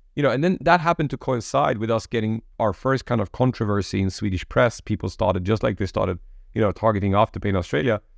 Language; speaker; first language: English; early bilingual, other home language; Polish